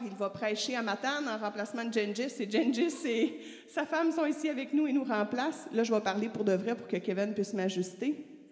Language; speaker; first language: French; native; French